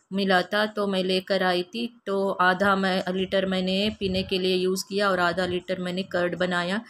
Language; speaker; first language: Hindi; non-native, local second language; Kannada